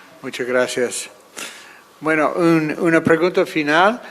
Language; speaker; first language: Spanish; non-native, fluent; English